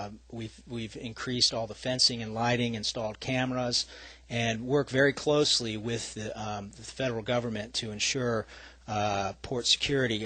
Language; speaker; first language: English; native; English